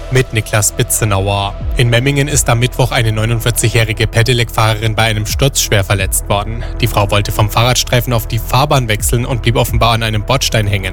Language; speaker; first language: German; native; German